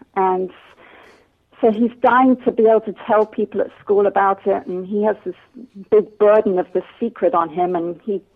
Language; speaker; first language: English; native; English